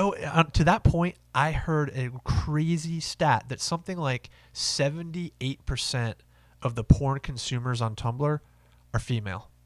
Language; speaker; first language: English; native; English